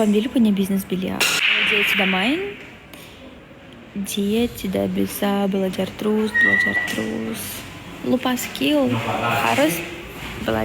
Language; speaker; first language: Indonesian; non-native, learner; Russian